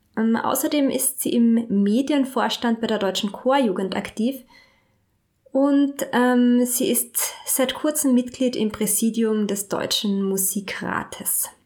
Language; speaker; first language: German; native; German